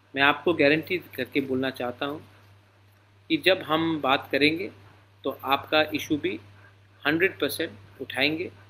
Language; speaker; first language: Hindi; non-native, local second language; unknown